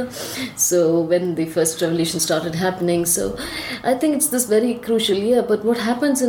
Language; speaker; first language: English; non-native, local second language; Tamil